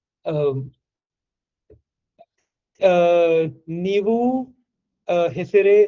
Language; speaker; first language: Kannada; non-native, learner; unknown